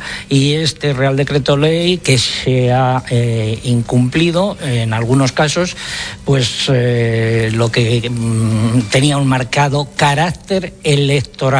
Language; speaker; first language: Spanish; native; Spanish